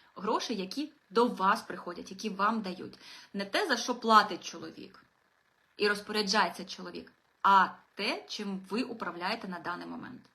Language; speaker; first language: Ukrainian; non-native, local second language; Russian